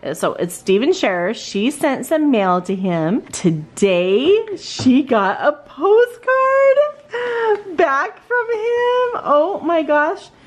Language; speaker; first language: English; native; English